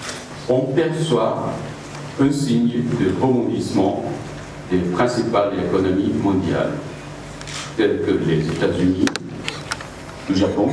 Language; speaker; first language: French; non-native, fluent; Chinese